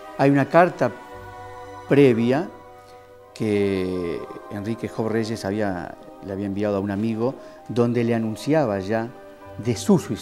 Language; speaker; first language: Spanish; native; Spanish